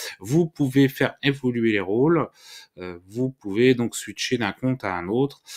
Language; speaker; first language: French; native; French